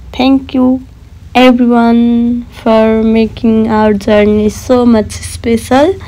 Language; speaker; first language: English; non-native, local second language; Nepali